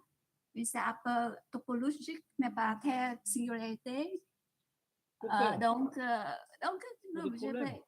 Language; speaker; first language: French; non-native, fluent; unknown